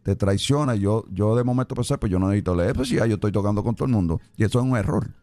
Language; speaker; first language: Spanish; early bilingual, heritage; Spanish